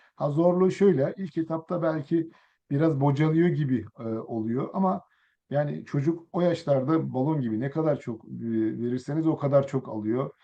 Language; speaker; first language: Turkish; early bilingual, other home language; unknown